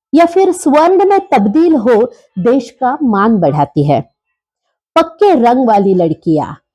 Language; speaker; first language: Hindi; non-native, local second language; Marathi